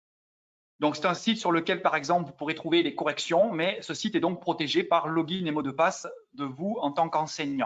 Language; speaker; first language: French; native; French